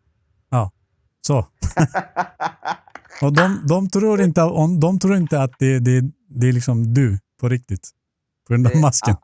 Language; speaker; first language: Swedish; non-native, fluent; Turkish